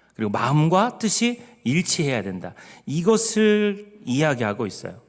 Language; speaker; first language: Korean; native; Korean